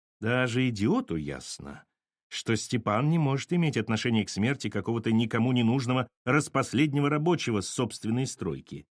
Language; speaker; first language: Russian; native; Russian